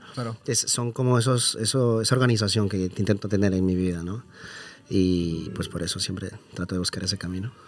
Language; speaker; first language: Spanish; native; Spanish